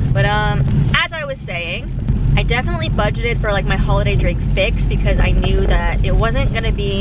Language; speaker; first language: English; native; English